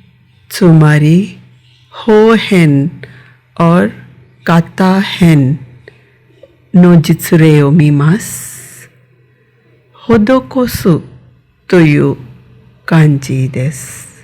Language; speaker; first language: Japanese; non-native, fluent; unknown